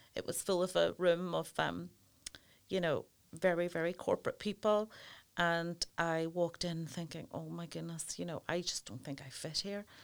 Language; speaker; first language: English; native; English